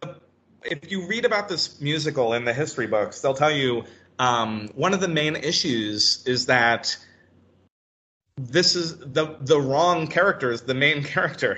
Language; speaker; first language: English; native; English